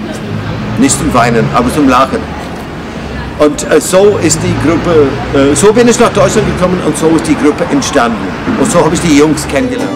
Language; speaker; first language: German; non-native, fluent; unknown